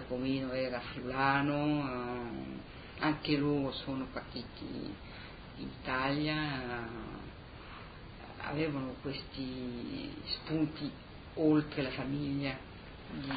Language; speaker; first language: Italian; early bilingual, heritage; Italian